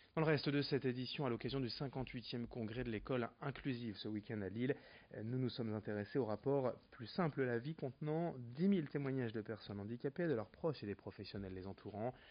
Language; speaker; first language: French; native; French